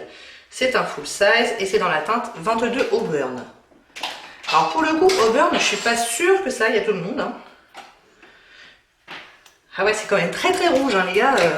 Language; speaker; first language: French; native; French